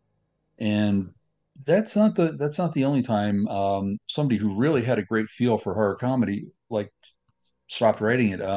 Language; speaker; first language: English; native; English